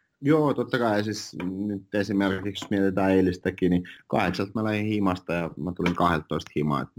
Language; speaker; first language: Finnish; early bilingual, other home language; Russian